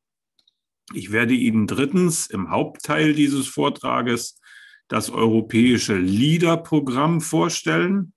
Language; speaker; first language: German; native; German